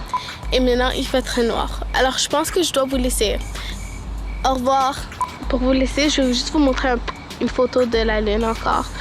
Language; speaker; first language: French; early bilingual, other home language; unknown